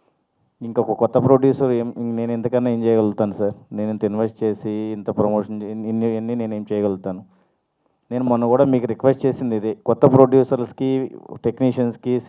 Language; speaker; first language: Telugu; native; Telugu